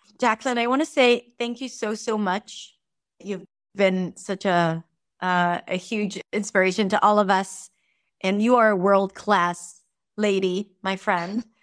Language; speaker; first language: English; non-native, fluent; Hebrew